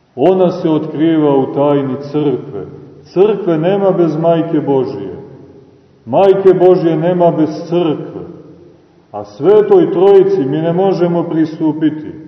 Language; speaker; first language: Serbian; native; Serbian